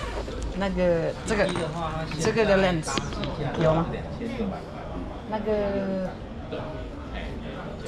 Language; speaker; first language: Chinese; non-native, learner; Filipino